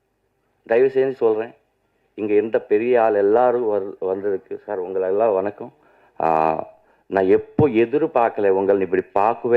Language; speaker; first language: Tamil; non-native, learner; Telugu